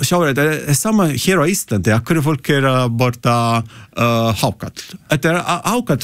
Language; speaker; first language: Icelandic; non-native, learner; Italian